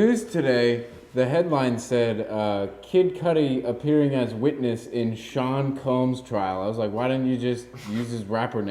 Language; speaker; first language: English; native; English